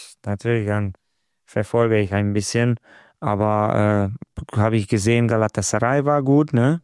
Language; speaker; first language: German; non-native, learner; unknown